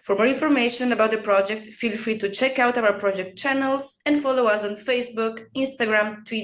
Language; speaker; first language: English; non-native, fluent; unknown